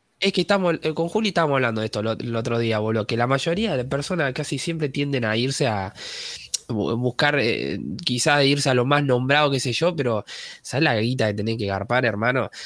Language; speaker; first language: Spanish; native; Spanish